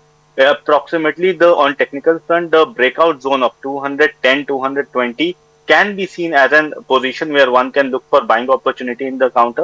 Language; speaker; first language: English; non-native, local second language; Hindi